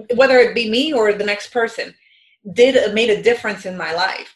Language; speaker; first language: English; early bilingual, other home language; Spanish